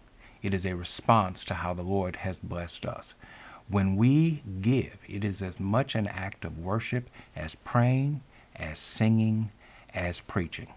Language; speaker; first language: English; native; English